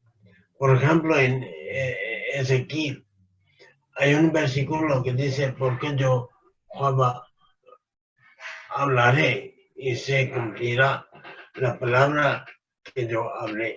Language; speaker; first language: Spanish; non-native, fluent; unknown